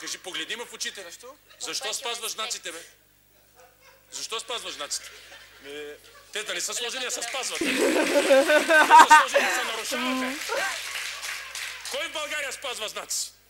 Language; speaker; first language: Bulgarian; native; Bulgarian